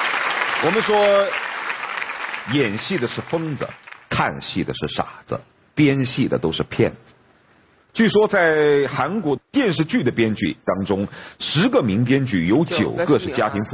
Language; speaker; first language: Chinese; native; Chinese